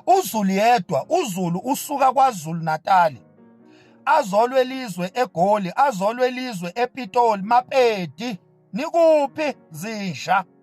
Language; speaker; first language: Zulu; native; Zulu